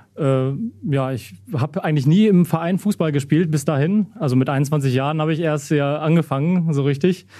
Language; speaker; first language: German; native; German